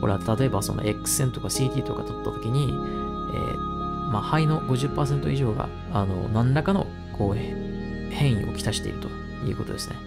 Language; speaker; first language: Japanese; native; Japanese